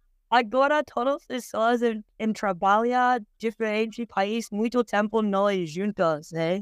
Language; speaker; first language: Portuguese; non-native, learner; English